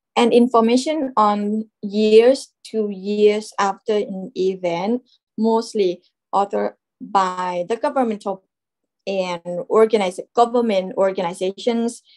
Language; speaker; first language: English; non-native, fluent; Thai